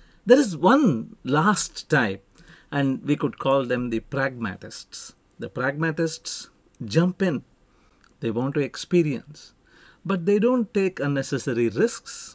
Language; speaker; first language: English; non-native, local second language; Tamil